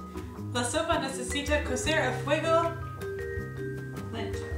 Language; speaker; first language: Spanish; non-native, learner; English